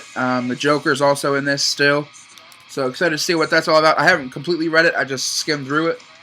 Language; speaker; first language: English; native; English